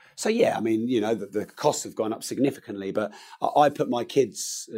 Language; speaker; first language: English; native; English